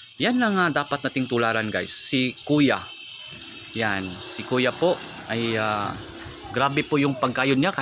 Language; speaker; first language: Filipino; non-native, local second language; Cebuano